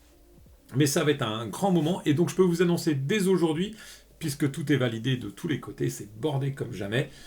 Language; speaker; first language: French; native; French